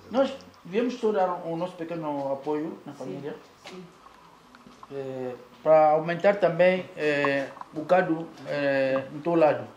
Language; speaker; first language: Portuguese; native; Portuguese